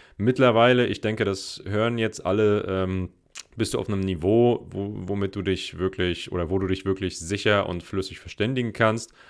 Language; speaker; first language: German; native; German